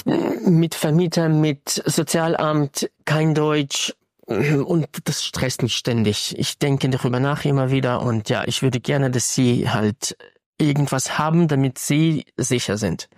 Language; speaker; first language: German; non-native, fluent; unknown